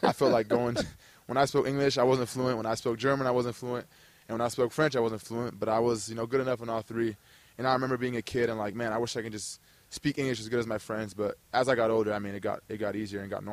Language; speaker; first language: English; early bilingual, other home language; German